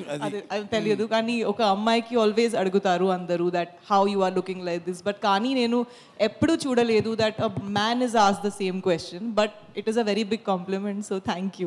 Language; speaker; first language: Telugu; non-native, fluent; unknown